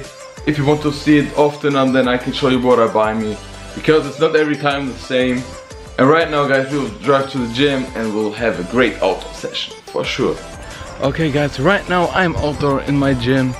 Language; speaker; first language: English; non-native, fluent; German